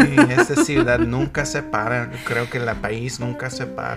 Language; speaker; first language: Spanish; non-native, learner; English